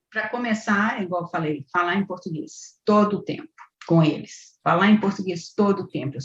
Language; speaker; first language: Portuguese; native; Portuguese